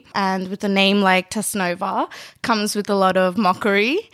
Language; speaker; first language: English; early bilingual, other home language; Bangla